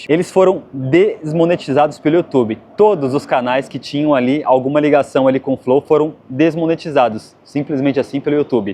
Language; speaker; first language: Portuguese; native; Portuguese